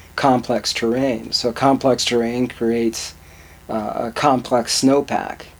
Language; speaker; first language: English; native; English